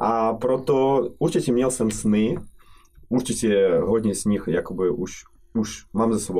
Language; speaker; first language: Czech; non-native, fluent; Russian